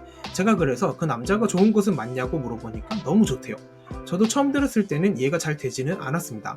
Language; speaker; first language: Korean; native; Korean